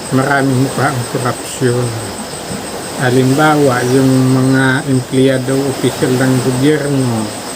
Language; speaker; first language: Filipino; non-native, local second language; Bikol